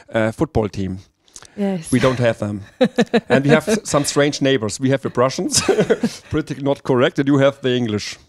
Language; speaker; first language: English; non-native, learner; German